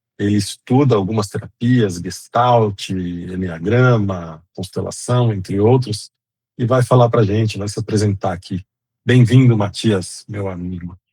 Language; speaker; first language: Portuguese; native; Portuguese